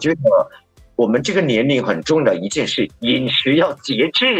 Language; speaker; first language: Chinese; native; Chinese